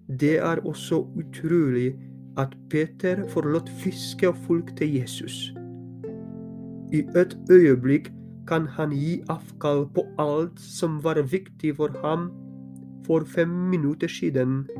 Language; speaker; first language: Norwegian; non-native, fluent; Polish